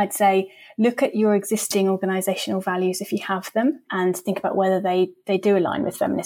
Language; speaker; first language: English; native; English